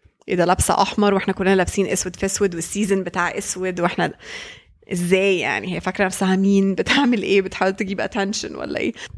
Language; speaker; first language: Arabic; early bilingual, heritage; Arabic